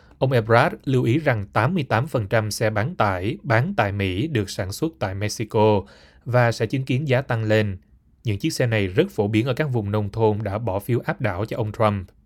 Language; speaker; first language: Vietnamese; native; Vietnamese